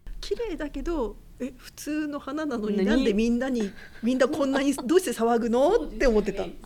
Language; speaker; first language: Japanese; native; Japanese